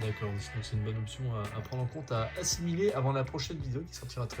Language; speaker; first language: French; native; French